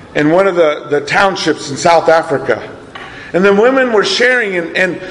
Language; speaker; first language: English; native; English